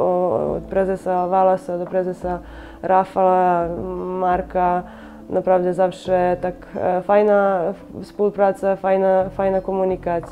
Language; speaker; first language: Polish; non-native, fluent; Serbian